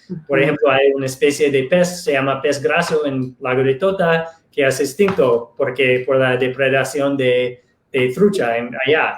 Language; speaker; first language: Spanish; non-native, fluent; English